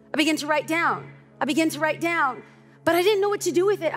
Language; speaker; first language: English; native; English